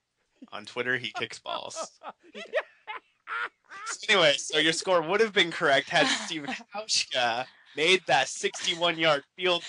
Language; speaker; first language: English; native; English